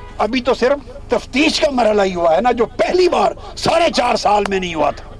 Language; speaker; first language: Urdu; non-native, local second language; Punjabi